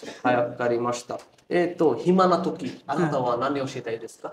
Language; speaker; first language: Japanese; non-native, fluent; Bangla